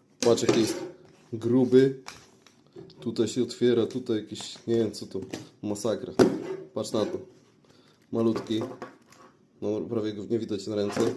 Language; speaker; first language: Polish; native; Polish